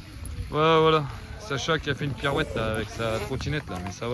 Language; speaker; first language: French; native; French